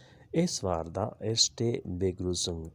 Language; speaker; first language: German; non-native, learner; Urdu